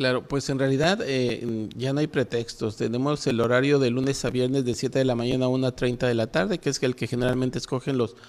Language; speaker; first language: Spanish; native; Spanish